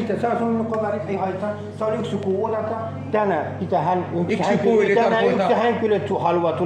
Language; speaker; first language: Finnish; non-native, learner; Turkish